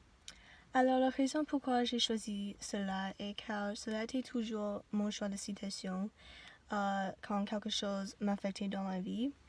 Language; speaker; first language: French; non-native, learner; English